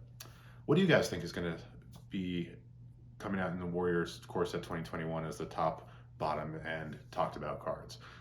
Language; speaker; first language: English; native; English